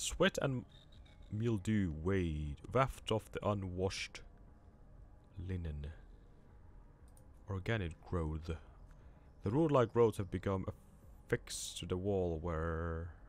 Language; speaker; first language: English; non-native, fluent; Finnish